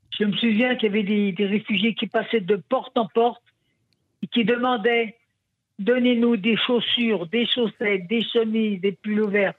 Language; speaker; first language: French; non-native, local second language; Yiddish